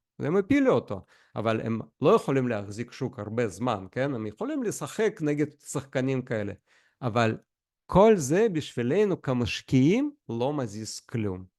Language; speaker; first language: Hebrew; non-native, fluent; Russian